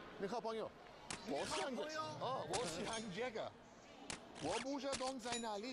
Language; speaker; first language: Chinese; non-native, learner; English